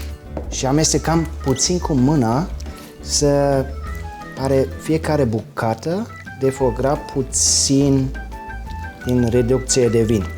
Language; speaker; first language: Romanian; non-native, fluent; German